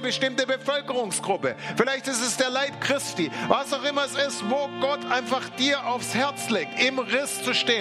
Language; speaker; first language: German; native; German